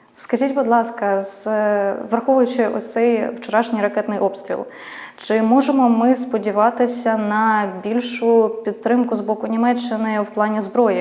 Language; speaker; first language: Ukrainian; native; Ukrainian